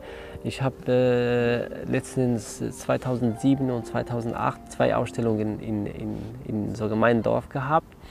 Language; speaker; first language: German; non-native, learner; Kurdish